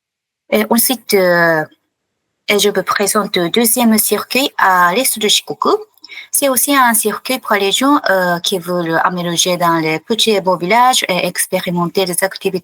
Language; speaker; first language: French; non-native, fluent; Japanese